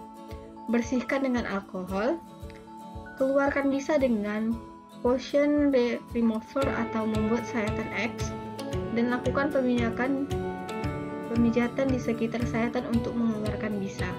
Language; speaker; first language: Indonesian; native; Indonesian